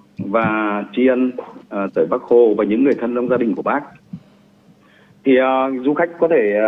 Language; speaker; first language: Vietnamese; native; Vietnamese